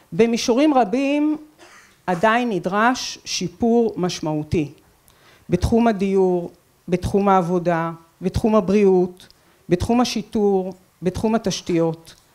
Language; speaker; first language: Hebrew; native; Hebrew